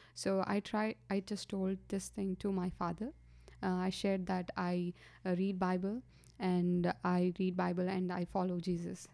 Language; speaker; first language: English; non-native, local second language; Kannada